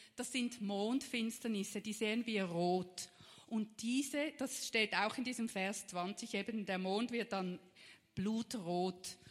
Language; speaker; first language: German; native; German